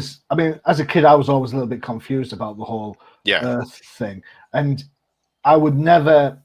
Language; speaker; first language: English; native; English